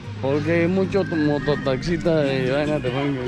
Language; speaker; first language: Spanish; native; Spanish